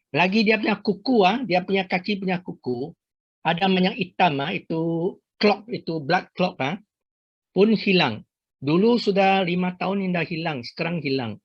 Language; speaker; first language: Malay; non-native, local second language; Chinese